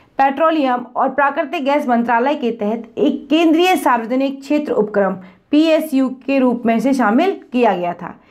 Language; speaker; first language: Hindi; native; Hindi